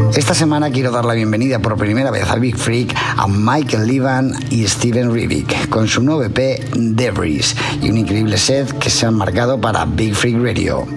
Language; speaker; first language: Spanish; native; Spanish